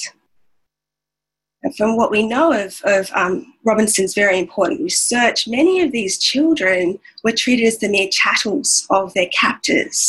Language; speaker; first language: English; native; English